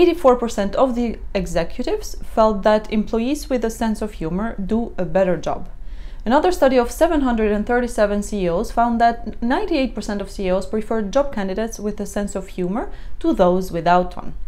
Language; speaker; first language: English; non-native, fluent; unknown